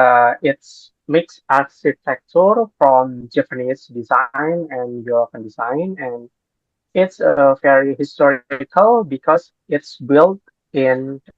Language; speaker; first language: English; non-native, learner; Indonesian